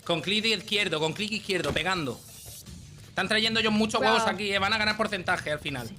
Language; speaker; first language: Spanish; native; Spanish